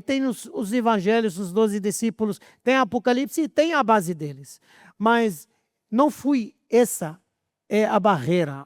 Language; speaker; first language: Portuguese; non-native, fluent; Arabic